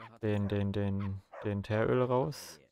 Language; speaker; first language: German; native; German